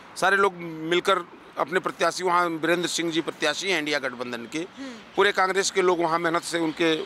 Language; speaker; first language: Hindi; native; Hindi